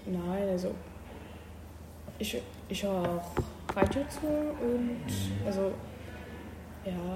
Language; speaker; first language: German; non-native, learner; French